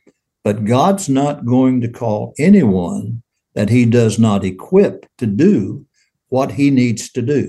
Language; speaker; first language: English; native; English